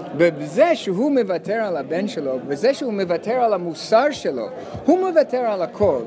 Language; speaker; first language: Hebrew; non-native, fluent; English